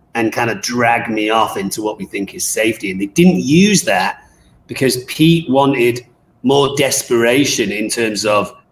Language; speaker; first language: English; native; English